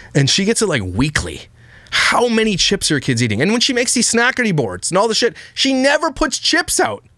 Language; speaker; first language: English; native; English